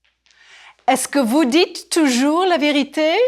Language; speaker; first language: French; non-native, fluent; English